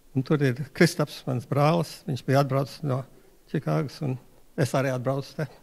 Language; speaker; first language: Latvian; early bilingual, heritage; Latvian